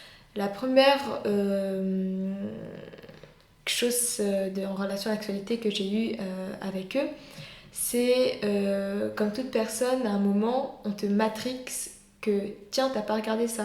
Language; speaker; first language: French; native; French